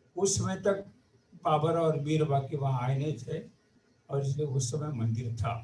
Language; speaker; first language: Hindi; non-native, local second language; Marathi